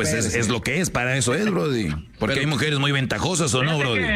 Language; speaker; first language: Spanish; native; Spanish